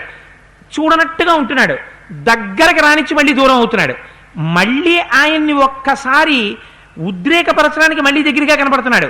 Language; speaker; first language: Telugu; native; Telugu